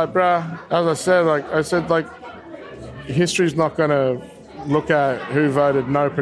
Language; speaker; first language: English; native; English